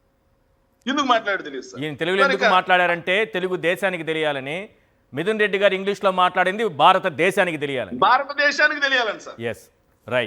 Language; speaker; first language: Telugu; native; Telugu